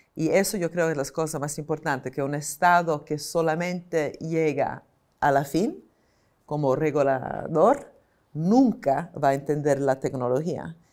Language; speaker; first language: Spanish; non-native, fluent; Italian